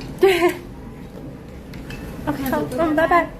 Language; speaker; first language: Chinese; early bilingual, heritage; English